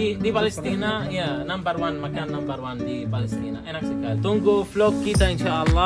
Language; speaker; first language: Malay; non-native, learner; Arabic